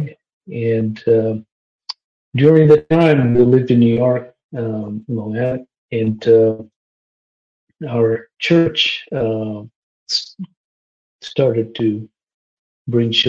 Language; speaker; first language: English; non-native, local second language; Malayalam